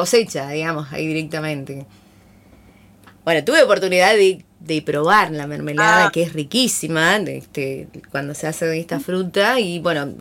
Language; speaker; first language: Spanish; native; Spanish